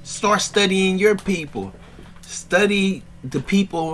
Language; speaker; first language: English; native; English